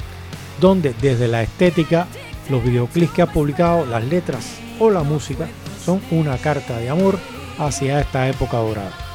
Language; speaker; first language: Spanish; native; Spanish